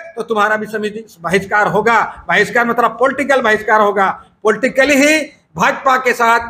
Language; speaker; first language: Hindi; native; Hindi